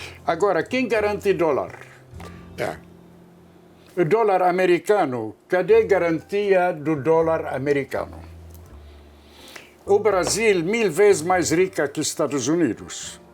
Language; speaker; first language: Portuguese; non-native, fluent; Arabic